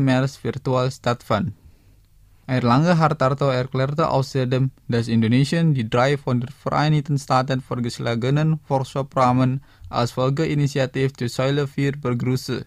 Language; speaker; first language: German; non-native, fluent; Indonesian